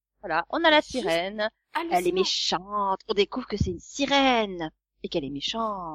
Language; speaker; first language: French; native; French